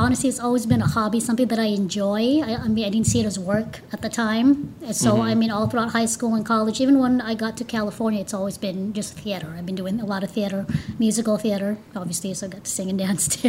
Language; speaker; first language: English; non-native, local second language; Cebuano